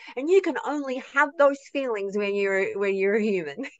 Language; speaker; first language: English; native; English